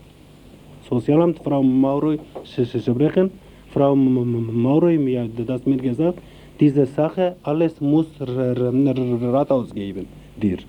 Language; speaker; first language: German; non-native, learner; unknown